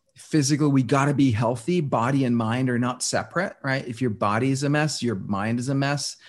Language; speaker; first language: English; non-native, fluent; Danish